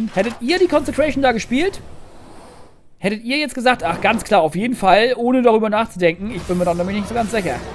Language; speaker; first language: German; native; German